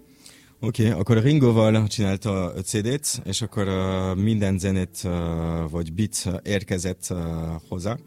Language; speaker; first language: Hungarian; non-native, learner; French